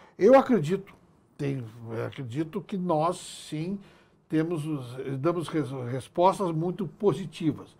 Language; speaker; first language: Portuguese; native; Portuguese